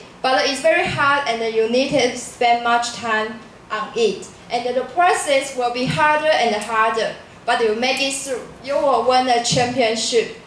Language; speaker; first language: English; non-native, learner; Chinese